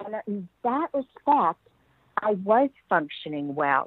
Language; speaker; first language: English; native; English